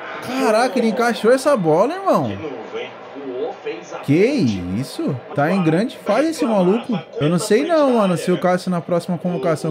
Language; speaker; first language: Portuguese; native; Portuguese